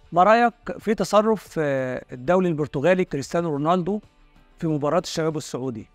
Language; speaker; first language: Arabic; native; Arabic